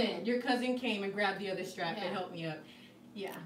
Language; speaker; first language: English; native; English